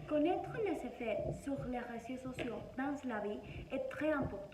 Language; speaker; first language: French; non-native, learner; Spanish